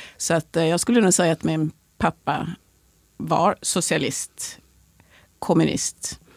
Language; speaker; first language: Swedish; early bilingual, other home language; Swahili